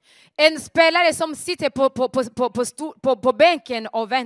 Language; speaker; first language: Swedish; non-native, fluent; Rundi